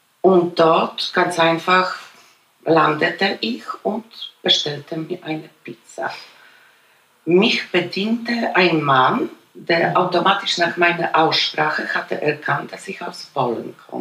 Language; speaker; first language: German; non-native, fluent; Polish